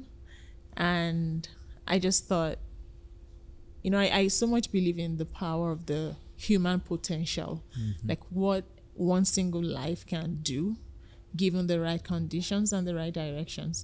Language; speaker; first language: English; non-native, local second language; Yoruba